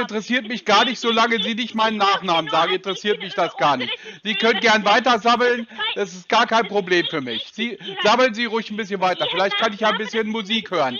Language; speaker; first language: German; native; German